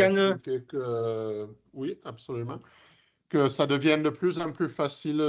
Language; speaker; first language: French; early bilingual, heritage; English